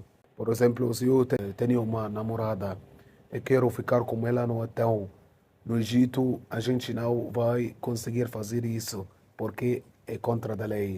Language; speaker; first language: Portuguese; non-native, fluent; Arabic